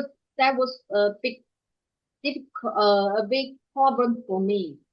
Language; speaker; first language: English; non-native, learner; Chinese